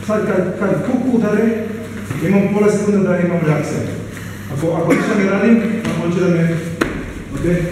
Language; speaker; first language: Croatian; non-native, fluent; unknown